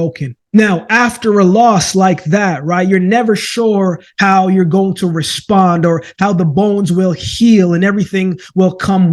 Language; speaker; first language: English; native; English